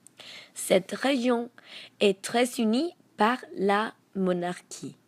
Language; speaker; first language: French; non-native, learner; Spanish